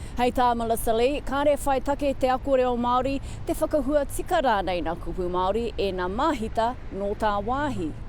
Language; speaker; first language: Māori; native; Māori